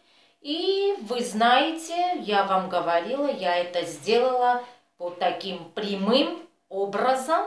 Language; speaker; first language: Russian; non-native, fluent; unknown